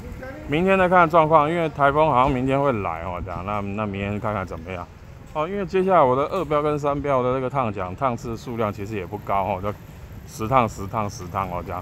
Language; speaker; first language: Chinese; native; Chinese